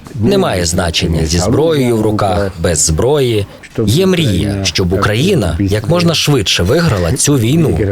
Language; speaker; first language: Ukrainian; non-native, fluent; Georgian